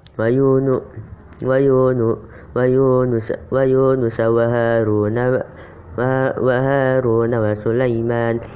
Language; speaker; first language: Arabic; non-native, learner; Indonesian